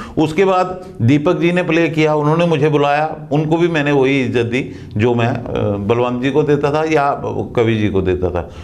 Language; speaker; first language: Hindi; non-native, local second language; Dogri